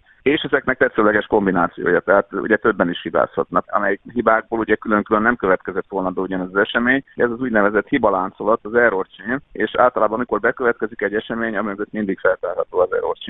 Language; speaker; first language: Hungarian; native; Hungarian